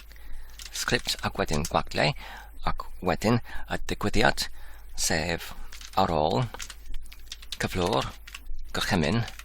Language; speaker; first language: Welsh; non-native, learner; Polish